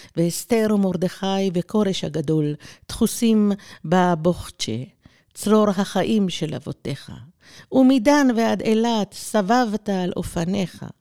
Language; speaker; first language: Hebrew; early bilingual, other home language; Persian